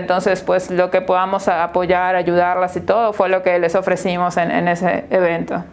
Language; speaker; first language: Spanish; native; Spanish